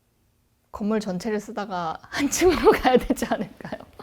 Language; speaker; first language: Korean; native; Korean